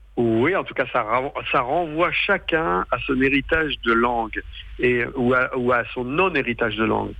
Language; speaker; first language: French; non-native, local second language; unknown